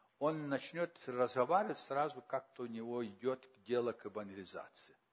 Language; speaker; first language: Russian; early bilingual, heritage; Russian